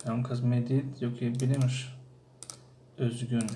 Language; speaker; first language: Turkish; non-native, fluent; Tajik